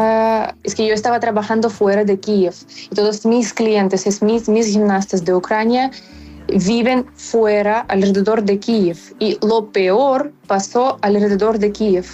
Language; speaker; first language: Spanish; non-native, fluent; Ukrainian